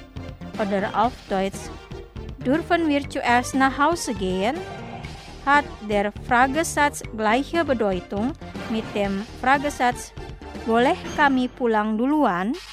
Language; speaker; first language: German; non-native, fluent; Indonesian